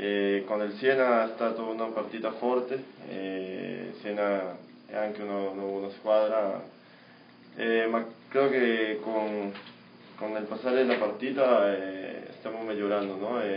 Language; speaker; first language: Italian; non-native, learner; Spanish